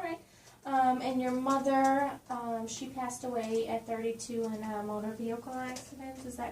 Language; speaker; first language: English; native; English